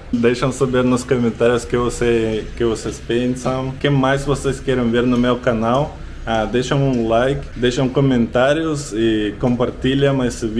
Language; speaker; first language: Portuguese; non-native, learner; Russian